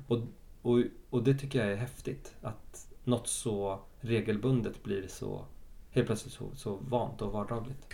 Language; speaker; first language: Swedish; early bilingual, other home language; Spanish